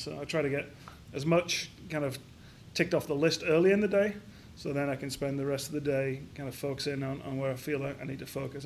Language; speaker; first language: English; native; English